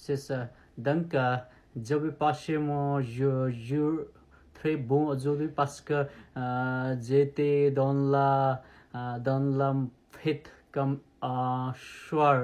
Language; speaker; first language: French; non-native, learner; Nepali